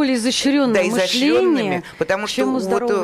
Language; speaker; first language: Russian; non-native, fluent; Norwegian